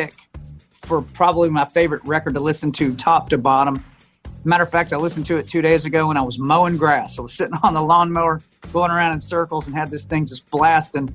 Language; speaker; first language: English; native; English